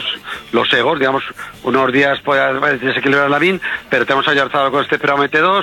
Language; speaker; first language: Spanish; native; Spanish